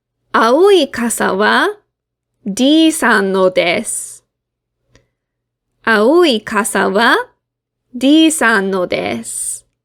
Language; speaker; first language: Japanese; non-native, fluent; English